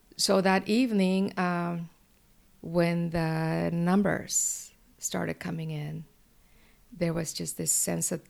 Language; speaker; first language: English; early bilingual, other home language; Spanish